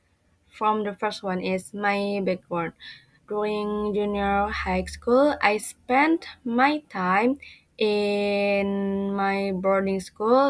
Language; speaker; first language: English; non-native, learner; Indonesian